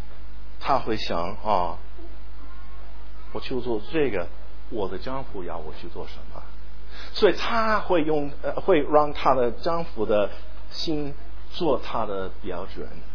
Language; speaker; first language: Chinese; non-native, fluent; English